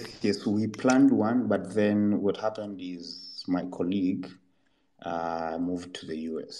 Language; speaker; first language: English; non-native, local second language; Swahili